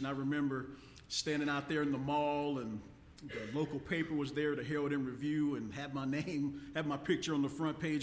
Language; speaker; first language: English; native; English